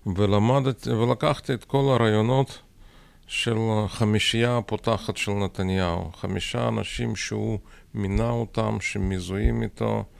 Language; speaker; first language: Hebrew; non-native, fluent; Russian